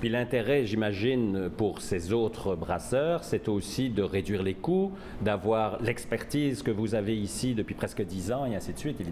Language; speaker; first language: French; native; French